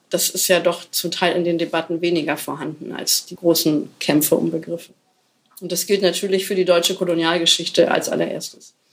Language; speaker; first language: German; native; German